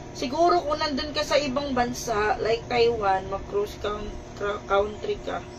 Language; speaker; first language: Filipino; non-native, local second language; Cebuano